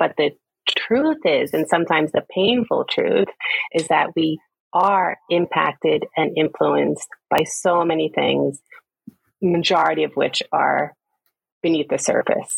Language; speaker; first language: English; native; English